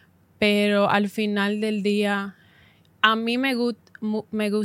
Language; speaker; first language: Spanish; early bilingual, heritage; Spanish